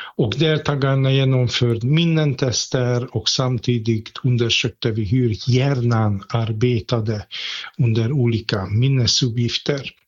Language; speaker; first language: Swedish; non-native, fluent; Hungarian